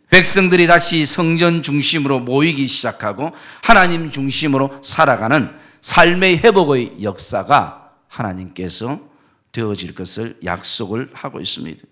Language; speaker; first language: Korean; native; Korean